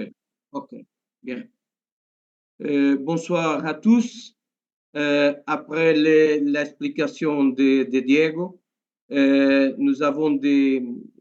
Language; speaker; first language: French; non-native, learner; Portuguese